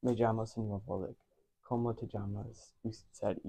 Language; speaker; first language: Spanish; non-native, learner; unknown